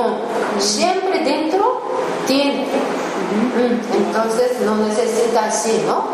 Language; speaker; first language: Spanish; non-native, learner; Japanese